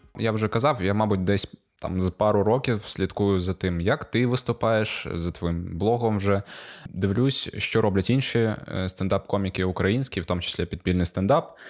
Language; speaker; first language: Ukrainian; native; Ukrainian